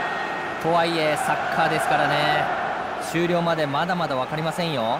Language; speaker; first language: Japanese; native; Japanese